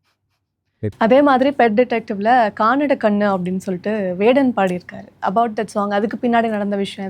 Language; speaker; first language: Tamil; native; Tamil